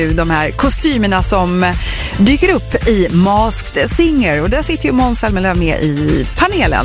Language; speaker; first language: Swedish; native; Swedish